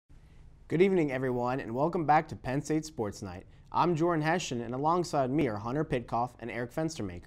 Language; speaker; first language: English; native; English